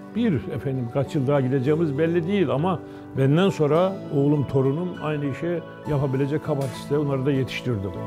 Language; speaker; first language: Turkish; native; Turkish